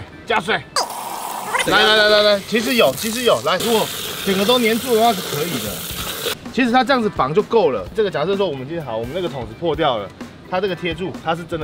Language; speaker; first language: Chinese; native; Chinese